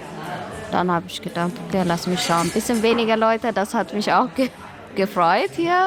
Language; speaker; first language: German; non-native, learner; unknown